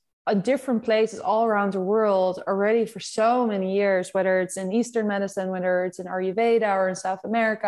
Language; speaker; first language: English; non-native, fluent; Dutch